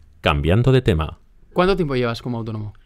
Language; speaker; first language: Spanish; native; Spanish